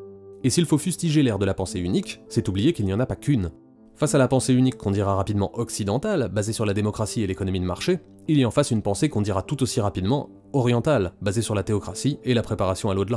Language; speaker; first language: French; native; French